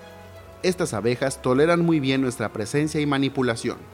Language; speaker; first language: Spanish; native; Spanish